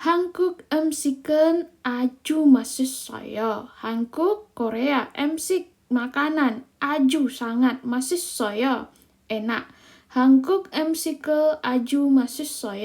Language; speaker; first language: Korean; non-native, fluent; Indonesian